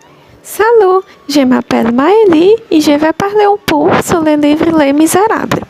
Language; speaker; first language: French; non-native, learner; Portuguese